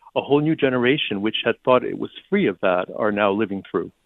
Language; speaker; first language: English; early bilingual, other home language; Ukrainian